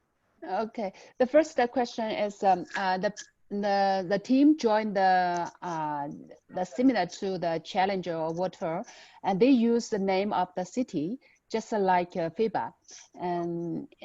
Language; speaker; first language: English; non-native, learner; Chinese